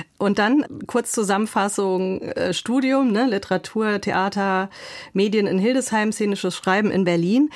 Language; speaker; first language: German; native; German